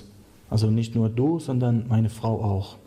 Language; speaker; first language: German; non-native, learner; Persian